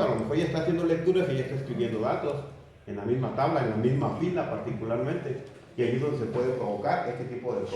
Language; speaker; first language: Spanish; native; Spanish